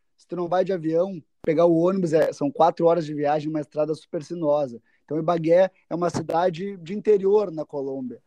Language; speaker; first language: Portuguese; native; Portuguese